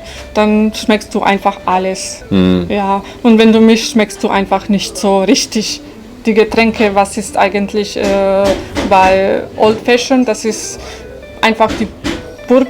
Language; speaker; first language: German; non-native, fluent; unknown